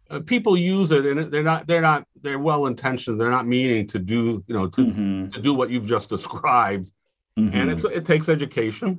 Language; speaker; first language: English; native; English